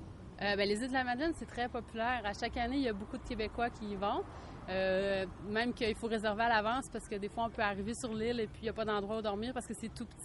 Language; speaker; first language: French; native; French